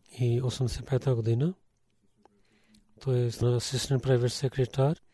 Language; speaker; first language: Bulgarian; non-native, learner; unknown